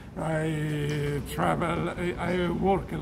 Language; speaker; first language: English; non-native, learner; Italian